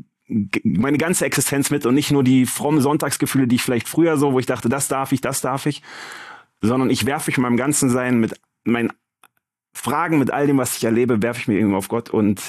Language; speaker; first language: German; native; German